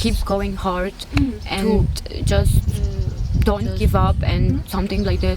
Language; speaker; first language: English; non-native, learner; Arabic